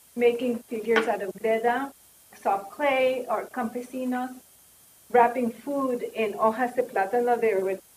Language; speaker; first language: English; native; English